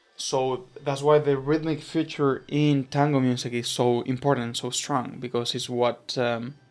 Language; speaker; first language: English; non-native, fluent; Spanish